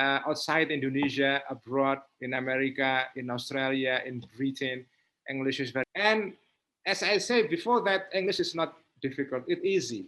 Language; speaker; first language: English; non-native, fluent; Indonesian